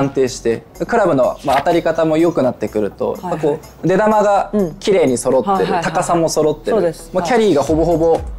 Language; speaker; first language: Japanese; native; Japanese